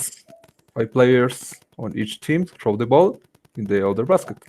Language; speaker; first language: English; non-native, learner; Spanish